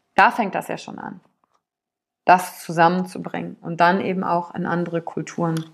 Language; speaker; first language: German; native; German